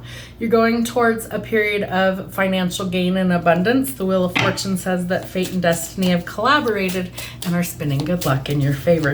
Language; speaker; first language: English; native; English